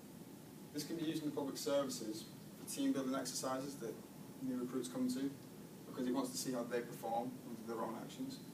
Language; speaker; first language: English; native; English